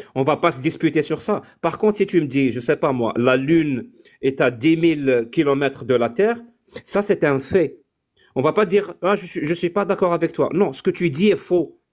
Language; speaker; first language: French; non-native, local second language; Arabic